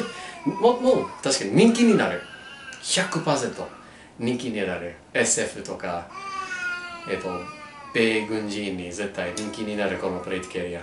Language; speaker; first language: Japanese; non-native, learner; English